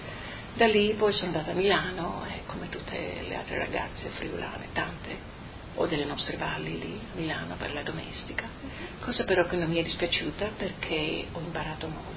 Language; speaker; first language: Italian; native; Italian